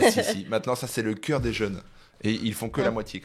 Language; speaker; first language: French; native; French